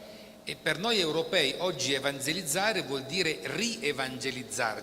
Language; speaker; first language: Italian; native; Italian